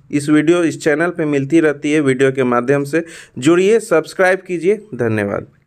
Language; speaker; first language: Hindi; native; Hindi